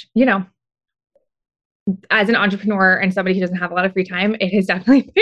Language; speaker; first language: English; native; English